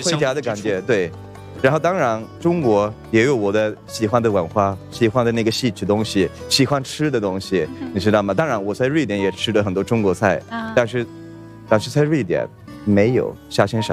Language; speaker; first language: Chinese; non-native, fluent; Swedish